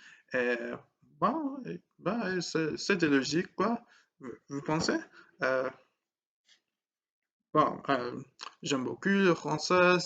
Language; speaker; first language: French; non-native, learner; English